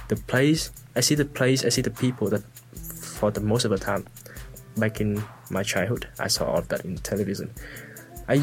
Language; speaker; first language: English; non-native, fluent; Vietnamese